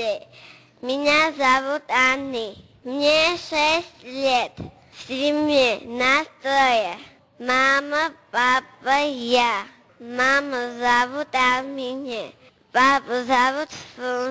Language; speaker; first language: Russian; non-native, learner; Armenian